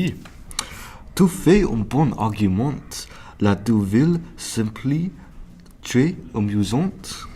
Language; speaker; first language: French; non-native, learner; English